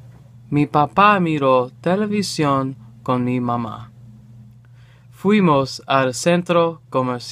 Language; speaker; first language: Spanish; non-native, learner; English